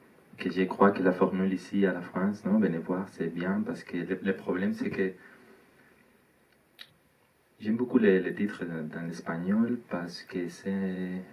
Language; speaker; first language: French; non-native, learner; Spanish